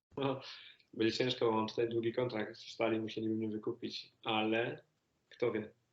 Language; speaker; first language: Polish; native; Polish